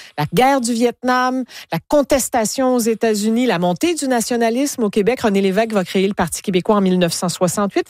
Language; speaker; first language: French; native; French